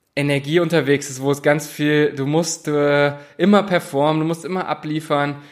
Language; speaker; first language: German; native; German